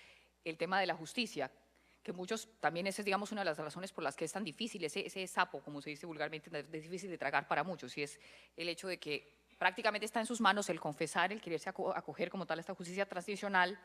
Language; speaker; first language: Spanish; native; Spanish